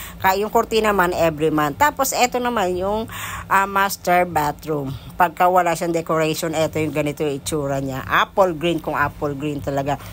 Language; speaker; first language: Filipino; non-native, local second language; Hiligaynon